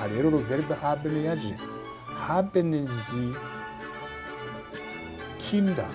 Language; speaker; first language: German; non-native, fluent; Rundi